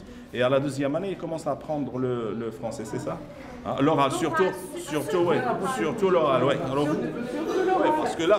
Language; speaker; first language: French; non-native, local second language; Arabic